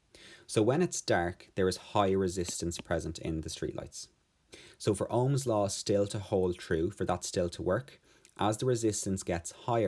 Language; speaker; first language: English; native; English